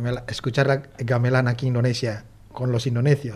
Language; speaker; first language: Spanish; non-native, fluent; Indonesian